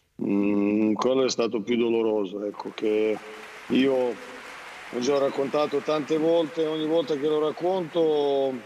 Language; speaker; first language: Italian; non-native, fluent; Serbian